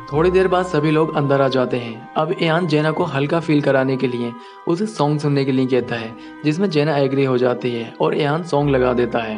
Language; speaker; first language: Hindi; native; Hindi